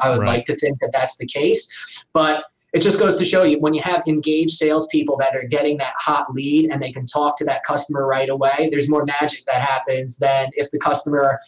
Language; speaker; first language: English; native; English